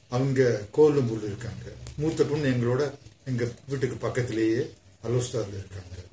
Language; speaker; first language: Tamil; early bilingual, heritage; Tamil